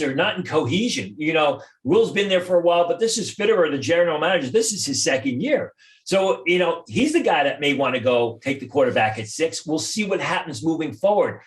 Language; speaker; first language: English; native; English